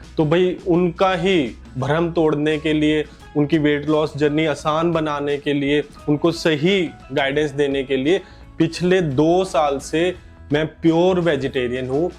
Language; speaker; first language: Hindi; native; Hindi